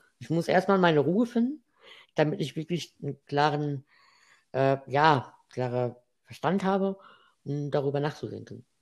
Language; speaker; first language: German; non-native, fluent; Arabic